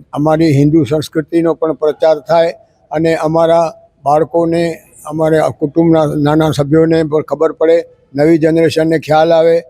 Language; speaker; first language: Gujarati; non-native, local second language; Sindhi